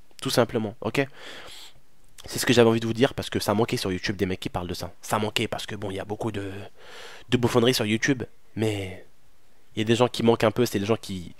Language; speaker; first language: French; early bilingual, other home language; Arabic